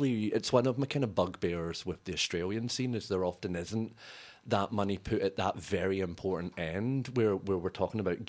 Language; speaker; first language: English; native; English